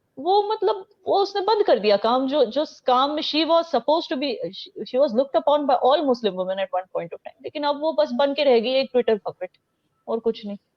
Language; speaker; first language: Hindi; non-native, local second language; Kashmiri